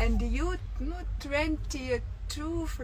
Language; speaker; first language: English; non-native, learner; Russian